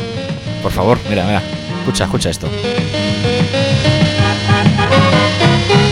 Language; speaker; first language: Spanish; native; Spanish